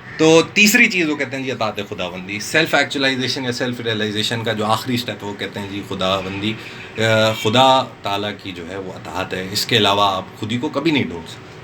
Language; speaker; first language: Urdu; non-native, local second language; Northern Hindko